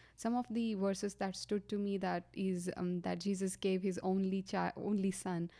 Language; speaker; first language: English; non-native, local second language; Kannada